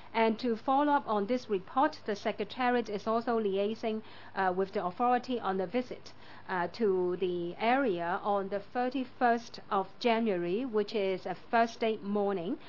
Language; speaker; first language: English; non-native, local second language; Cantonese